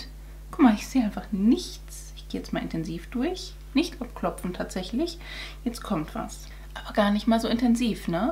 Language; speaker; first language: German; native; German